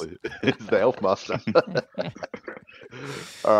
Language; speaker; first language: English; native; English